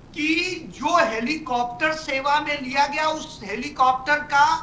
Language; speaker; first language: Hindi; native; Hindi